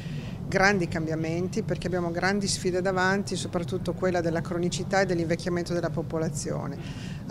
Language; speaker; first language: Italian; native; Italian